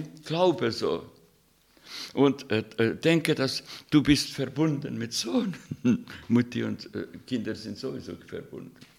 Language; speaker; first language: German; non-native, learner; Russian